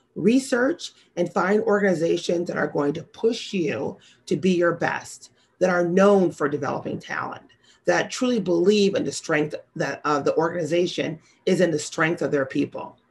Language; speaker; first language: English; native; English